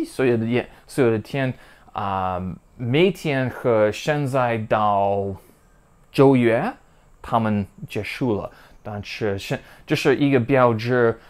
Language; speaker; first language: Chinese; non-native, learner; English